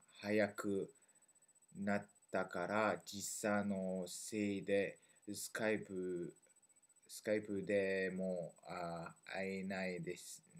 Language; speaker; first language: Japanese; non-native, learner; French